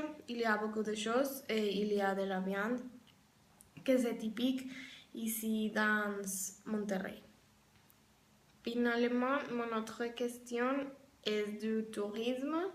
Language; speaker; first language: French; non-native, learner; Spanish